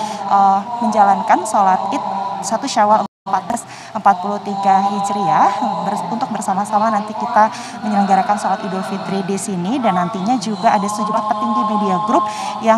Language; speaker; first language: Indonesian; native; Indonesian